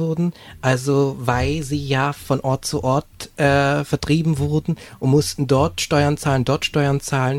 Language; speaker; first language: German; native; German